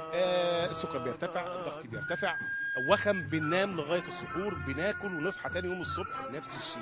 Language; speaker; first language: Arabic; native; Arabic